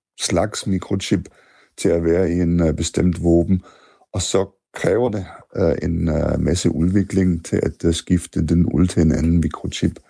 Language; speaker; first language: Danish; non-native, fluent; German